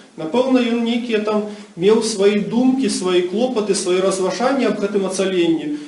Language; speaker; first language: Belarusian; non-native, local second language; Russian